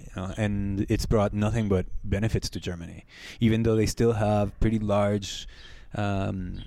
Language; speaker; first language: English; non-native, fluent; Spanish